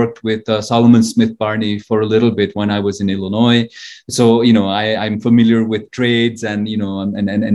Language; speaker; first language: English; non-native, local second language; Nepali